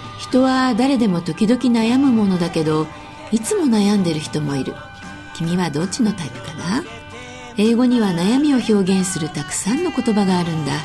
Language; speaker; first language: Japanese; native; Japanese